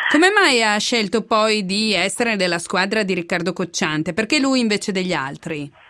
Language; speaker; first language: Italian; native; Italian